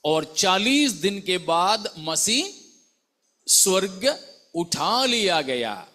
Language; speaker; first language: Hindi; non-native, local second language; Malayalam